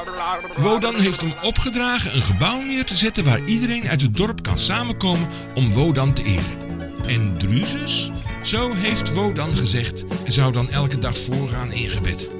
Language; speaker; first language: Dutch; native; Dutch